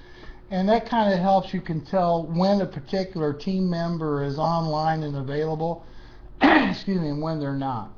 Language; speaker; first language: English; native; English